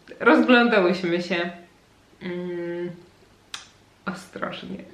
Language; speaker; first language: Polish; native; Polish